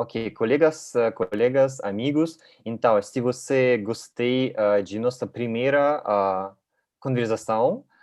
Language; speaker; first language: Portuguese; non-native, learner; Russian